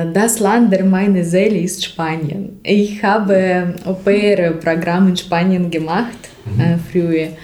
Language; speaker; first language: German; non-native, learner; Russian